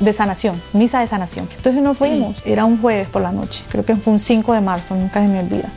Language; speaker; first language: Spanish; native; Spanish